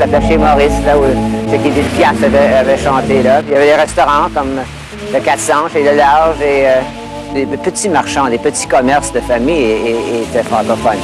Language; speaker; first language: French; native; French